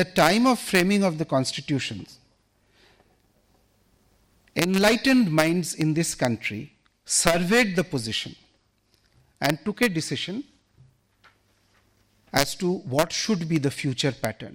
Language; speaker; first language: English; non-native, local second language; Bangla